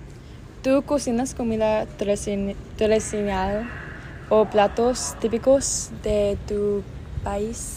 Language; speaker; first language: Spanish; non-native, learner; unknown